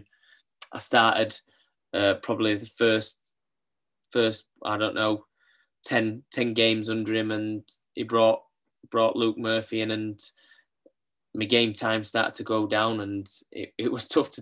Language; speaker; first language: English; native; English